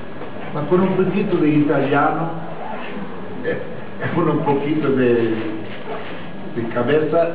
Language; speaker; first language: Spanish; non-native, learner; English